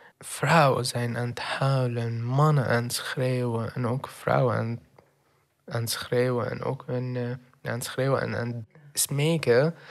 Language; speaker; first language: Dutch; non-native, fluent; Arabic